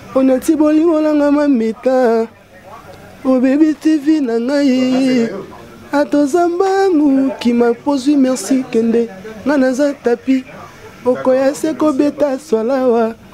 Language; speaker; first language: Lingala; native; Lingala